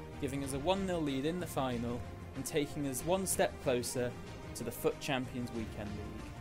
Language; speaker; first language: English; native; English